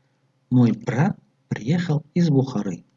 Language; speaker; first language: Russian; non-native, local second language; Tajik